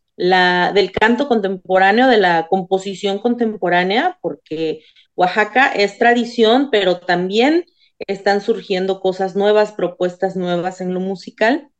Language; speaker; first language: Spanish; non-native, local second language; Zapotec